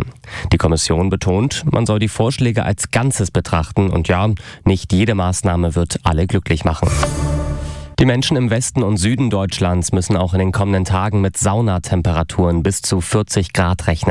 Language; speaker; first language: German; native; German